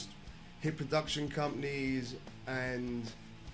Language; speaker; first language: English; native; English